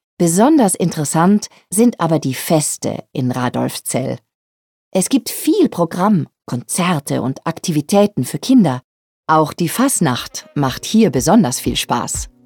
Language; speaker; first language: German; non-native, fluent; Spanish